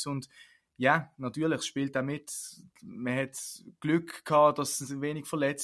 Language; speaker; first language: German; native; German